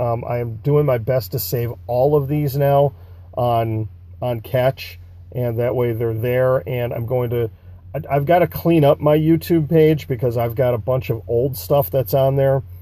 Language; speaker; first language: English; native; English